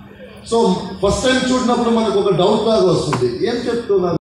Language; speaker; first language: Telugu; non-native, local second language; Tulu